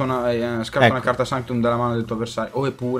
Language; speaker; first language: Italian; native; Italian